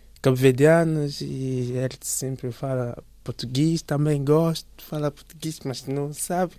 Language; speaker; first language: Portuguese; non-native, learner; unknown